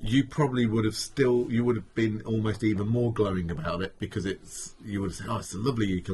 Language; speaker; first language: English; native; English